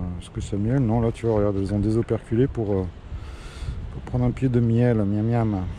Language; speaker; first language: French; native; French